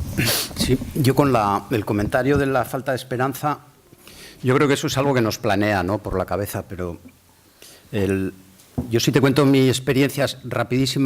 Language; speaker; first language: Spanish; native; Spanish